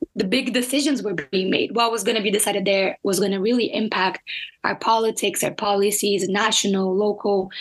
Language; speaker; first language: English; non-native, fluent; Portuguese